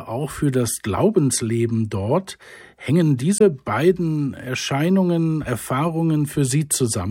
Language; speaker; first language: German; native; German